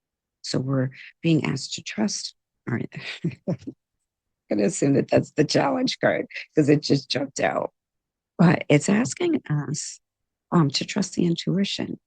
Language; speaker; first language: English; native; English